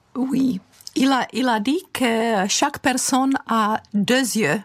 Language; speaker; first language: French; non-native, fluent; Czech